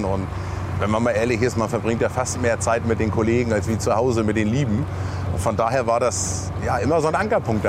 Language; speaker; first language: German; native; German